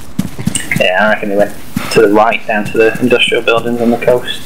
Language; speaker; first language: English; native; English